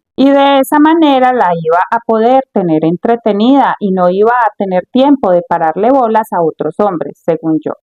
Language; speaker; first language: Spanish; native; Spanish